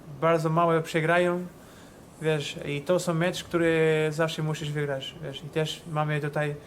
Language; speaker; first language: Polish; non-native, fluent; Portuguese